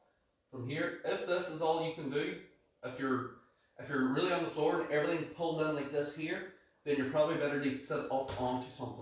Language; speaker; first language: English; native; English